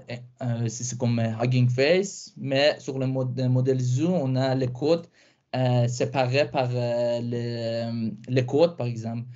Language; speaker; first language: French; non-native, fluent; Persian